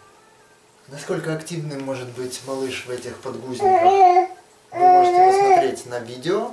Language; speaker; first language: Russian; native; Russian